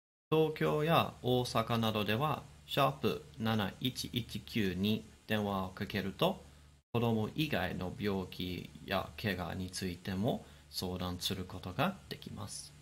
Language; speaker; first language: Japanese; non-native, fluent; English